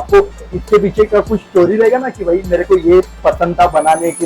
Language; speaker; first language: Hindi; non-native, local second language; Marathi